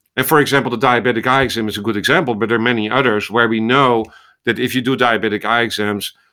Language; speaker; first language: English; non-native, fluent; Dutch